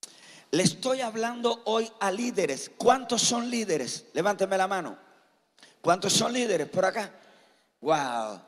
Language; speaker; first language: Spanish; native; Spanish